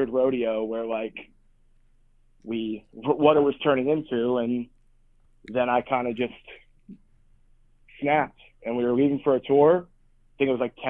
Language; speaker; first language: English; native; English